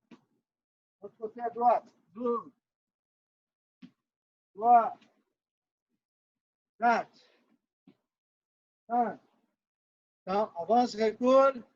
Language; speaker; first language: French; non-native, fluent; Portuguese